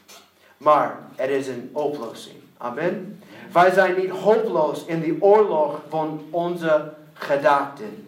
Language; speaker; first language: Dutch; non-native, learner; English